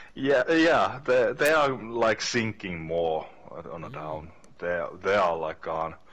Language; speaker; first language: English; non-native, learner; Finnish